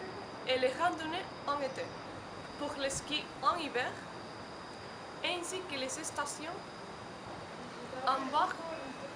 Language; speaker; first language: French; non-native, learner; Spanish